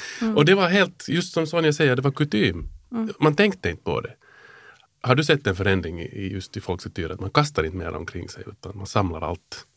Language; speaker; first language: Swedish; native; Swedish